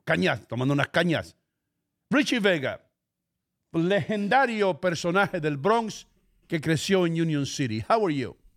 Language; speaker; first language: Spanish; native; Spanish